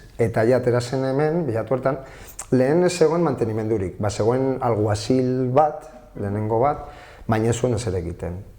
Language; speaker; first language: Basque; non-native, local second language; Spanish